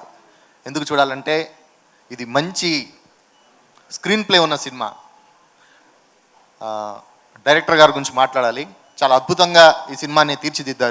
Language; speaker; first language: Telugu; native; Telugu